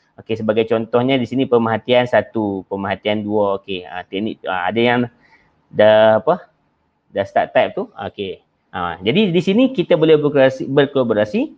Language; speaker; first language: Malay; native; Malay